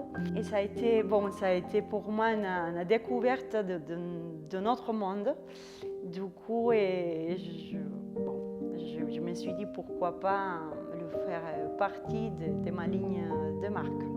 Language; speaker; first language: French; non-native, fluent; Spanish